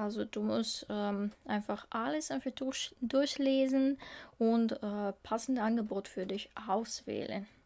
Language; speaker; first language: German; non-native, learner; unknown